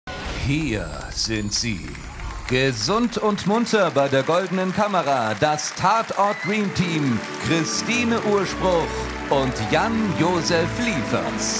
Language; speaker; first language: German; native; German